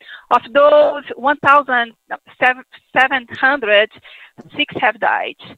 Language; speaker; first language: English; non-native, fluent; Portuguese